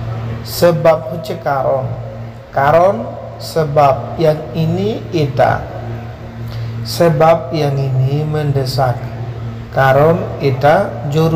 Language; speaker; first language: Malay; non-native, fluent; Bangla